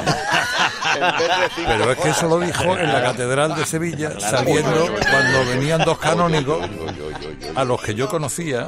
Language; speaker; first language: Spanish; native; Spanish